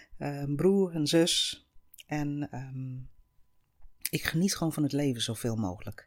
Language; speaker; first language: Dutch; non-native, fluent; English